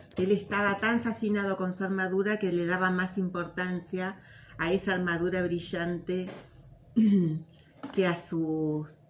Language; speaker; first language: Spanish; native; Spanish